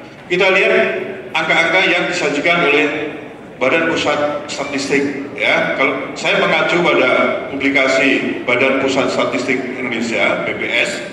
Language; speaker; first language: Indonesian; native; Indonesian